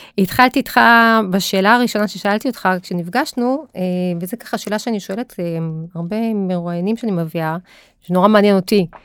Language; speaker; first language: Hebrew; native; Hebrew